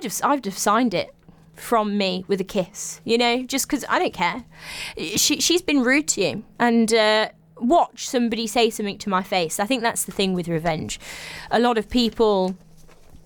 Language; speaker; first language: English; native; English